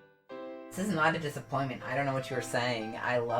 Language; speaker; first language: English; native; English